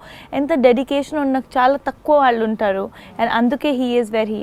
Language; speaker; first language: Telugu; non-native, local second language; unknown